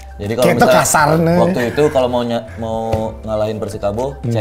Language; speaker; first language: Indonesian; native; Indonesian